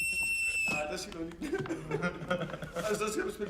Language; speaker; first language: Danish; native; Danish